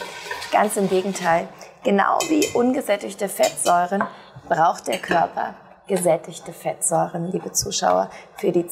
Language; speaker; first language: German; native; German